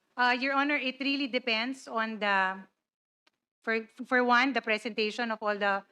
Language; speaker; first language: English; non-native, local second language; Cebuano